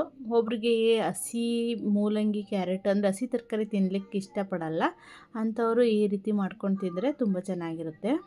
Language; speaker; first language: Kannada; native; Kannada